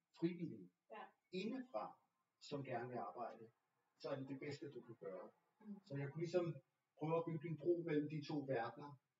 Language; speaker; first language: Danish; early bilingual, other home language; Urdu